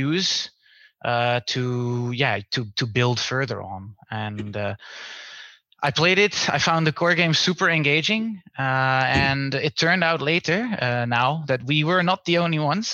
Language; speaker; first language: English; non-native, fluent; Dutch